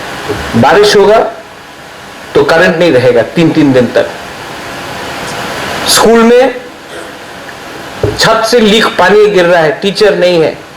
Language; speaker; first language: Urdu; non-native, local second language; Kok Borok